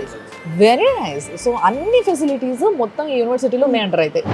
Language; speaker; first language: Telugu; native; Telugu